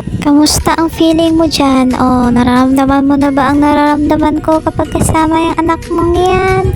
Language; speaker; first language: Filipino; non-native, local second language; Hiligaynon